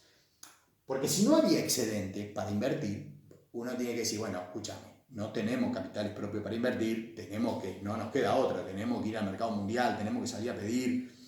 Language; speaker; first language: Spanish; native; Spanish